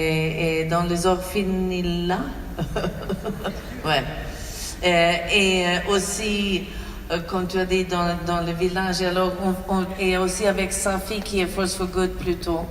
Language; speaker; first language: French; non-native, fluent; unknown